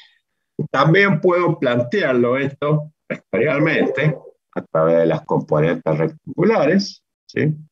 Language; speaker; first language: Spanish; native; Spanish